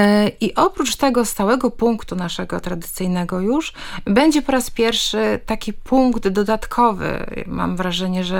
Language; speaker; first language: Polish; native; Polish